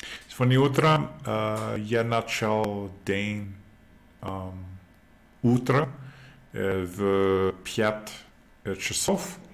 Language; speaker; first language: Russian; non-native, learner; English